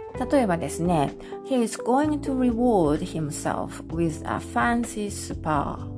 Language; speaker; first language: English; non-native, fluent; Japanese